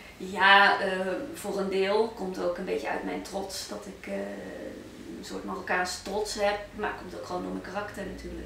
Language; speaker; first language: Dutch; early bilingual, other home language; Arabic